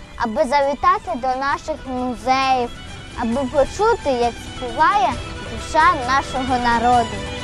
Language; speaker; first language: Ukrainian; native; Ukrainian